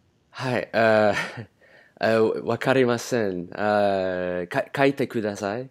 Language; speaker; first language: Japanese; non-native, learner; English